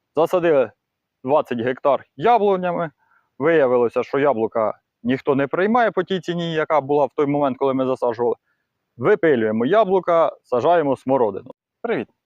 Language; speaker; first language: Ukrainian; non-native, local second language; Russian